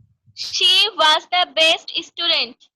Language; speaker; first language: English; non-native, learner; Bangla